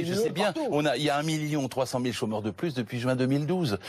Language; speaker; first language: French; native; French